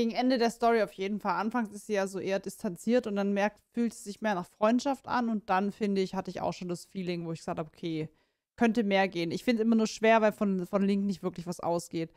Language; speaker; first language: German; native; German